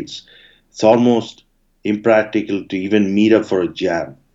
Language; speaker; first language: English; non-native, local second language; Malayalam